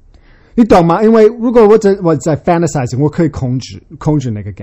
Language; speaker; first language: Chinese; early bilingual, heritage; Chinese